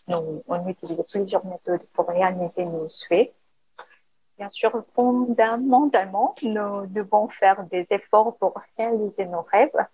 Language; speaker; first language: French; non-native, learner; Korean